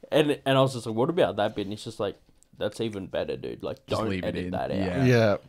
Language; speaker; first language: English; native; English